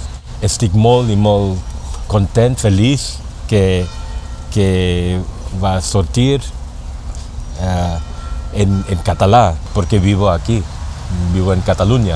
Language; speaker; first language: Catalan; non-native, learner; Thai